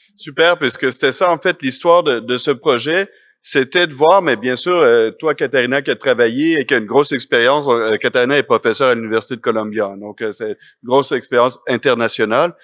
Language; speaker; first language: French; native; French